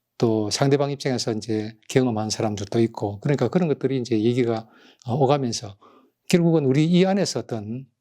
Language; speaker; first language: Korean; native; Korean